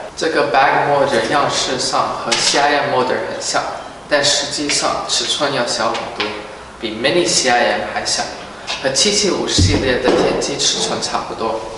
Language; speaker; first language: Chinese; early bilingual, heritage; Chinese